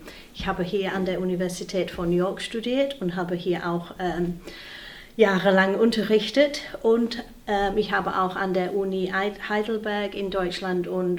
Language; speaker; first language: German; non-native, fluent; English